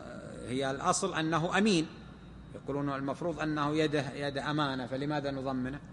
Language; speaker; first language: Arabic; native; Arabic